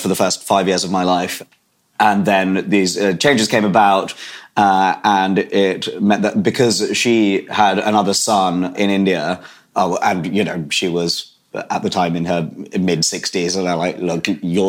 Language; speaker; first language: English; native; English